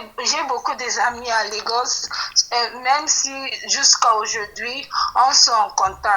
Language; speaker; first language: French; non-native, fluent; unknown